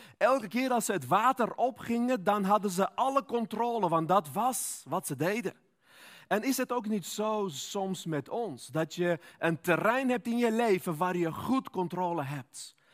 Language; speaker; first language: Dutch; non-native, fluent; Armenian